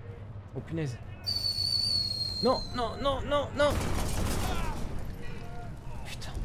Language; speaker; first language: French; native; French